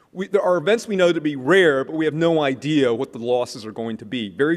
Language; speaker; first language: English; native; English